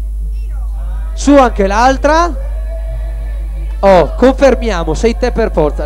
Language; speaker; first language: Italian; native; Italian